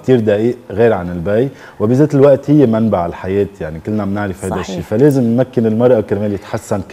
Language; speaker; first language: Arabic; native; Arabic